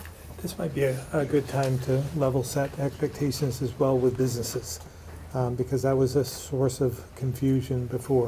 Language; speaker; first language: English; native; English